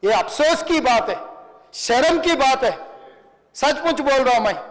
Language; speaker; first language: Hindi; non-native, local second language; Telugu